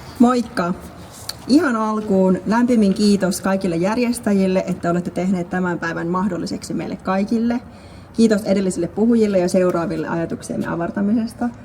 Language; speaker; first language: Finnish; early bilingual, other home language; Vietnamese